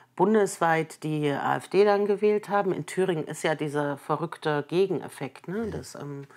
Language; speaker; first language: German; native; German